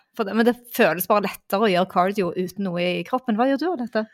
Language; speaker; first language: Norwegian; native; Norwegian